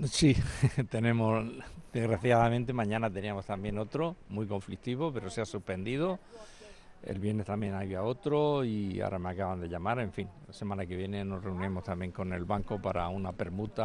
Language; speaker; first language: Spanish; native; Spanish